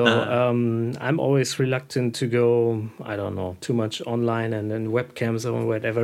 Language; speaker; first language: English; non-native, fluent; German